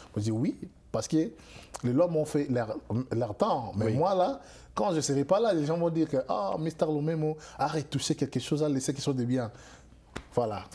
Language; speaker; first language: French; non-native, local second language; Lingala